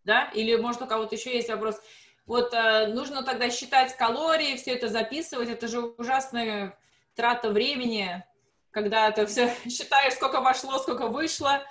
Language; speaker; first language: Russian; native; Russian